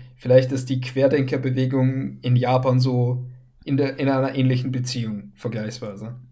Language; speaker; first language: German; native; German